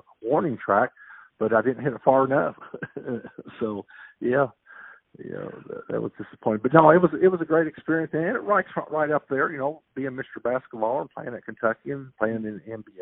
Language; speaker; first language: English; native; English